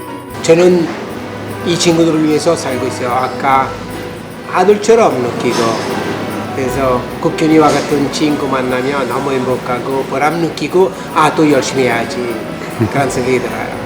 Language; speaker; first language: Korean; non-native, fluent; Italian